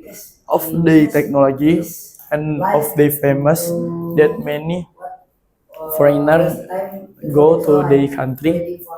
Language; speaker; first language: English; non-native, learner; Indonesian